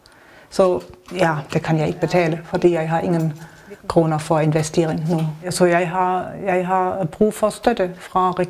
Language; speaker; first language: Danish; non-native, learner; German